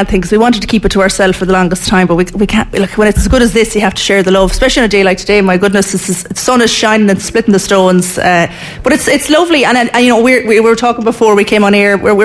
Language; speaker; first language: English; native; English